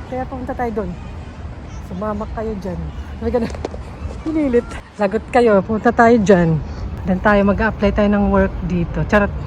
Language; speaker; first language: Filipino; native; Filipino